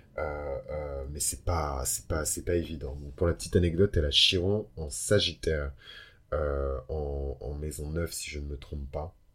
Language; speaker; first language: French; early bilingual, other home language; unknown